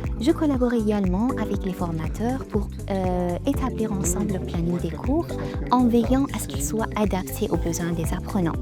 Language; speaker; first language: French; native; French